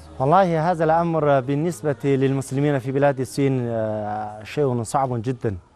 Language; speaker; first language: Arabic; non-native, fluent; Chinese